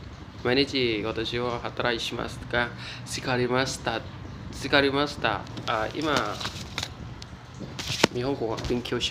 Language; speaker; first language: Japanese; non-native, learner; Thai